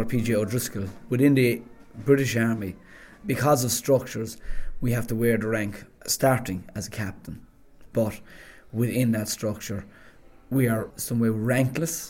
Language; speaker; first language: English; native; English